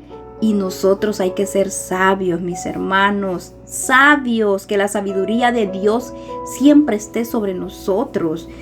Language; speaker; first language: Spanish; native; Spanish